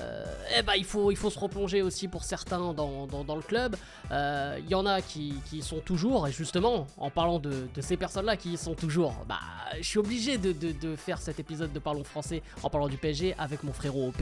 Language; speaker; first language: French; native; French